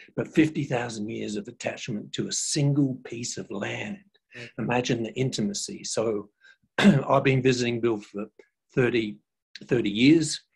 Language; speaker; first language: English; native; English